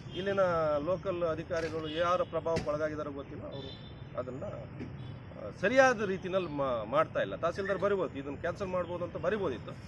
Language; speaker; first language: Kannada; native; Kannada